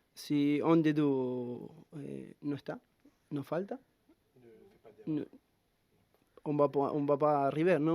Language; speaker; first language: French; non-native, fluent; Spanish